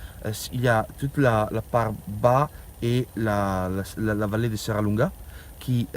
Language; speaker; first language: French; non-native, learner; Italian